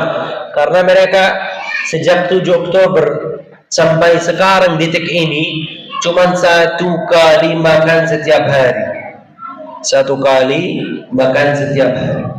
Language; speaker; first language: Indonesian; non-native, fluent; Arabic